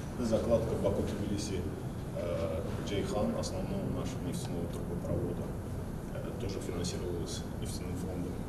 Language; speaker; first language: Russian; non-native, local second language; Azerbaijani